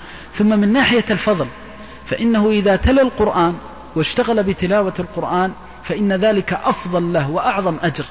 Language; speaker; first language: Arabic; native; Arabic